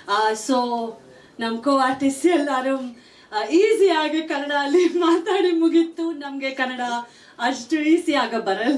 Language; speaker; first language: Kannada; non-native, fluent; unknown